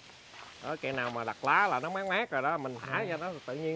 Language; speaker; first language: Vietnamese; native; Vietnamese